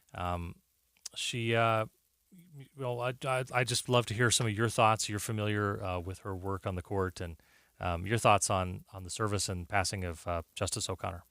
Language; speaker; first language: English; native; English